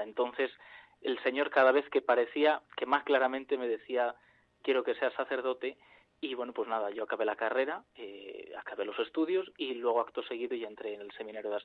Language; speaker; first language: Spanish; native; Spanish